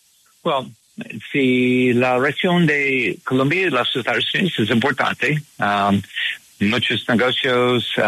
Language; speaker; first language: Spanish; non-native, learner; English